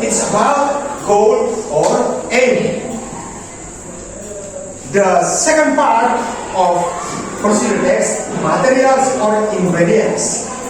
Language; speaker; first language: English; non-native, learner; Indonesian